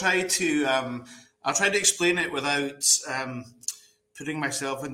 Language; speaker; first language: English; native; English